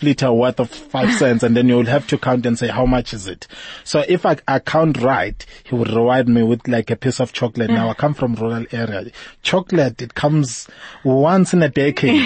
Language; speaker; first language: English; non-native, local second language; Zulu